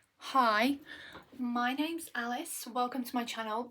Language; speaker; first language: English; native; English